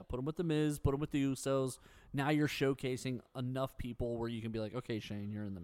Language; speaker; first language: English; native; English